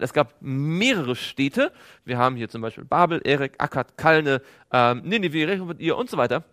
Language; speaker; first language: German; native; German